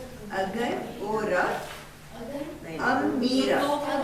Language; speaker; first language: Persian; non-native, learner; Urdu